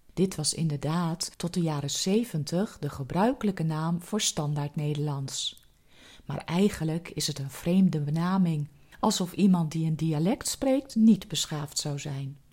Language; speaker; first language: Dutch; native; Dutch